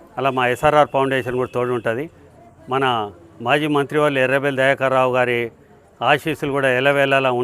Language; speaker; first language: Telugu; native; Telugu